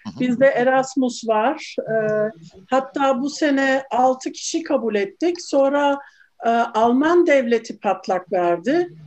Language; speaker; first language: Turkish; early bilingual, heritage; Turkish